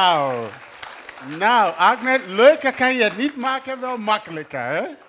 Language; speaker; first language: Dutch; non-native, fluent; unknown